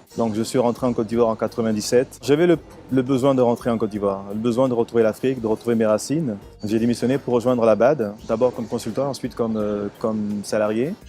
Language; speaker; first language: French; early bilingual, other home language; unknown